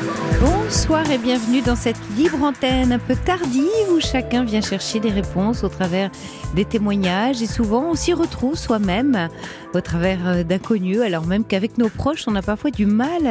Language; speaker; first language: French; native; French